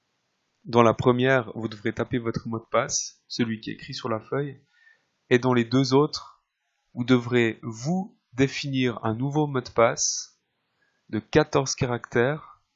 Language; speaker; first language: French; native; French